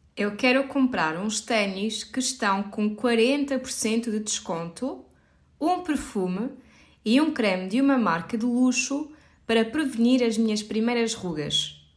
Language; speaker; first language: Portuguese; native; Portuguese